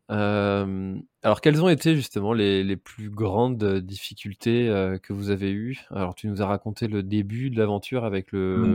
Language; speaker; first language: French; native; French